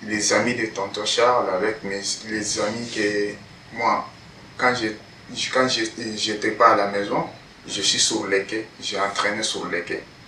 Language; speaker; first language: French; non-native, learner; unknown